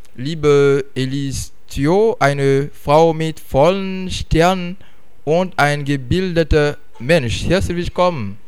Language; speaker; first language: German; non-native, fluent; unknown